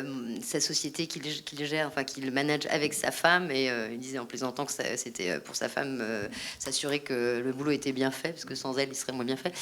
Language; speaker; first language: French; native; French